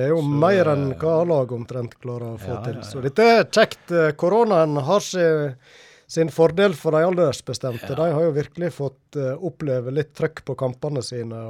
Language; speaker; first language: Norwegian; native; Norwegian